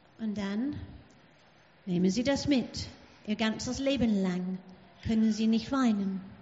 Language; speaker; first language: German; non-native, fluent; English